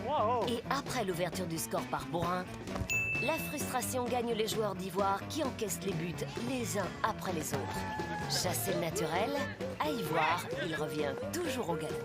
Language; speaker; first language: French; native; French